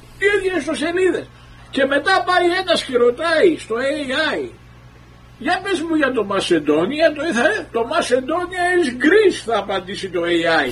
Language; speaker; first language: Greek; early bilingual, heritage; Greek